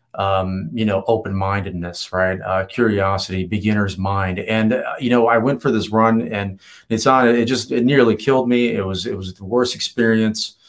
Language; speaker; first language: English; native; English